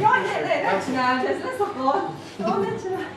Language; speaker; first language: Hungarian; non-native, learner; Korean